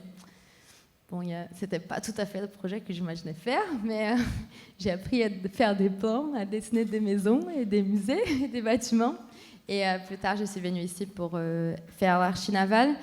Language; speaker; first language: French; non-native, fluent; Portuguese